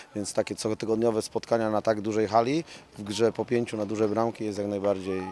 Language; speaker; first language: Polish; native; Polish